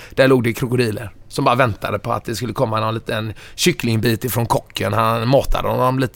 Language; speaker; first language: Swedish; native; Swedish